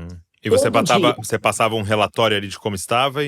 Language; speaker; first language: Portuguese; native; Portuguese